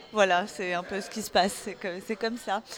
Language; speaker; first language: French; native; French